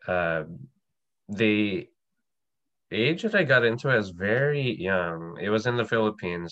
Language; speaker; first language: English; non-native, local second language; Filipino